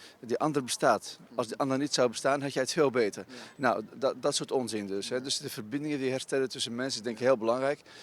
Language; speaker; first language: Dutch; non-native, fluent; Riffian